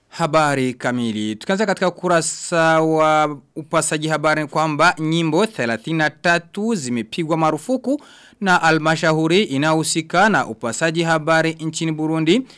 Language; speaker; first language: Swahili; non-native, local second language; Rundi